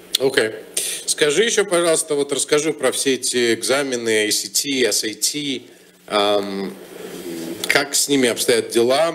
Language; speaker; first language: Russian; native; Russian